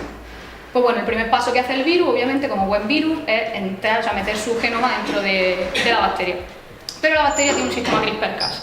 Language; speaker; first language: Spanish; native; Spanish